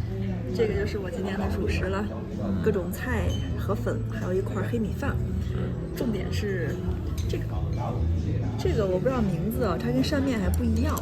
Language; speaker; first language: Chinese; native; Chinese